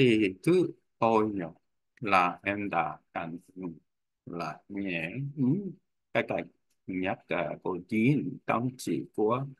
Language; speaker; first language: Vietnamese; non-native, learner; Korean